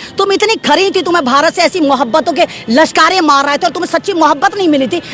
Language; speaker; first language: Hindi; native; Hindi